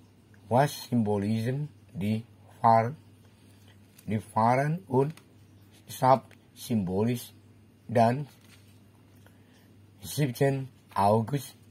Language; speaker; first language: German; non-native, learner; Indonesian